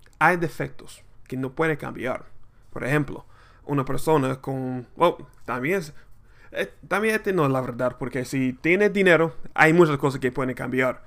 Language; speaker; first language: Spanish; non-native, learner; English